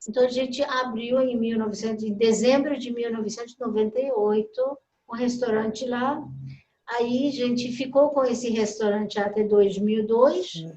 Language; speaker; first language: Portuguese; non-native, fluent; Persian